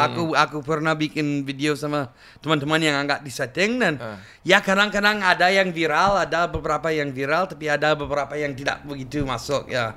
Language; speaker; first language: Indonesian; non-native, fluent; English